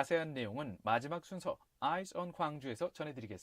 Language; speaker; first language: Korean; native; Korean